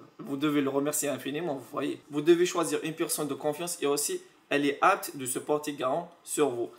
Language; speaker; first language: French; non-native, local second language; Arabic